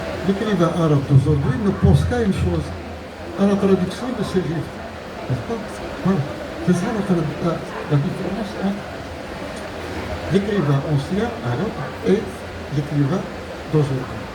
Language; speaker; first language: French; non-native, local second language; Arabic